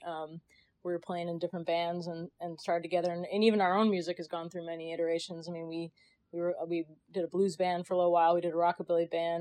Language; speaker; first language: English; native; English